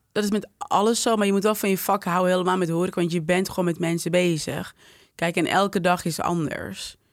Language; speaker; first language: Dutch; non-native, fluent; Bambara